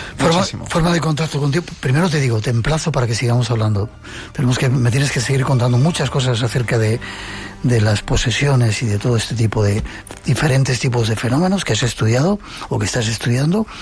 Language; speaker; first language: Spanish; native; Spanish